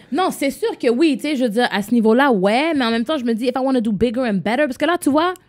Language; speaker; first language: French; non-native, local second language; English